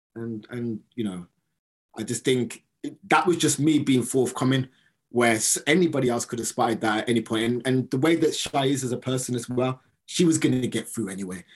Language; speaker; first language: English; native; English